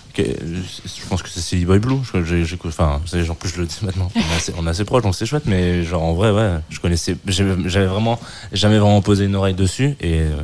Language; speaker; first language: French; native; French